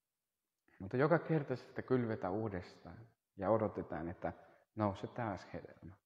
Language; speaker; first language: Finnish; non-native, fluent; Spanish